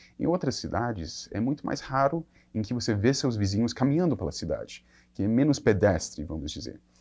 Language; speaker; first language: Portuguese; non-native, fluent; English